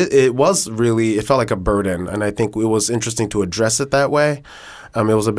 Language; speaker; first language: English; native; English